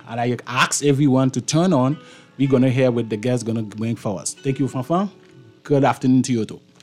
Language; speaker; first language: English; non-native, fluent; Haitian Creole